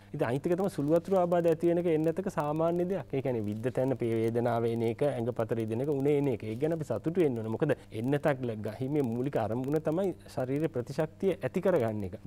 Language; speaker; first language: Sinhala; native; Sinhala